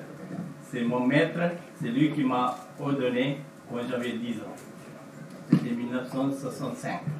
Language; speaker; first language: French; non-native, fluent; Sinhala